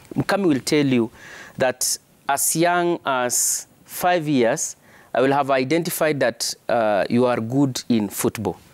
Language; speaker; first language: English; non-native, local second language; Swahili